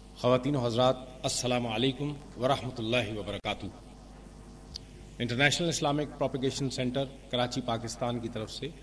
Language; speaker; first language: Urdu; native; Urdu